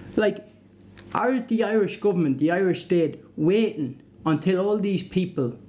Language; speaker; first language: English; native; English